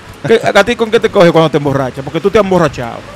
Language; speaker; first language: Spanish; native; Spanish